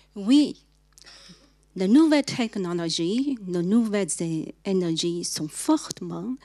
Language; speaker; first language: French; non-native, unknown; Chinese